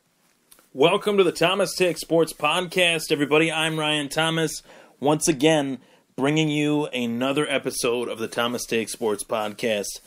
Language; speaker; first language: English; native; English